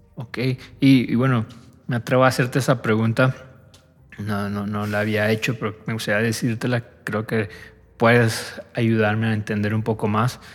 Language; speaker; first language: Spanish; native; Spanish